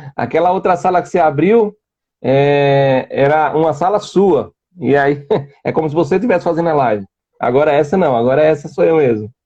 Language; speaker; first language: Portuguese; native; Portuguese